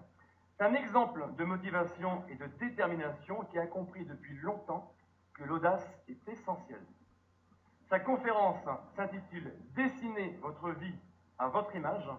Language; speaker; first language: French; native; French